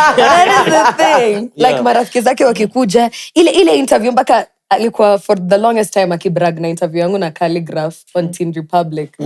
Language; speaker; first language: Swahili; native; Swahili